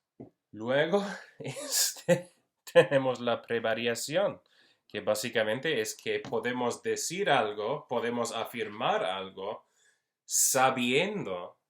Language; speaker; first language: Spanish; non-native, fluent; English